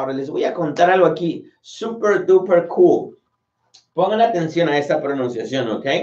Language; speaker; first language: Spanish; native; Spanish